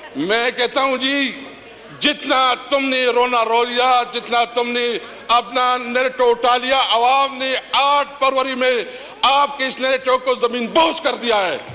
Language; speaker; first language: Urdu; non-native, local second language; Pashto